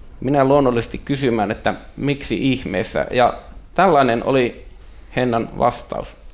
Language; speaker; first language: Finnish; native; Finnish